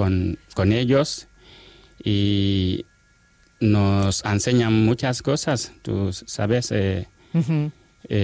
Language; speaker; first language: Spanish; non-native, fluent; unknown